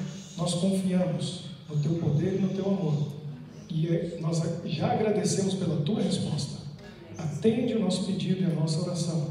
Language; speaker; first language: Portuguese; native; Portuguese